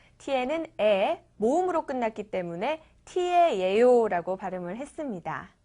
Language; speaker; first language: Korean; native; Korean